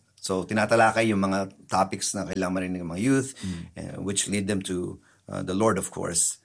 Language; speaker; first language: Filipino; native; Filipino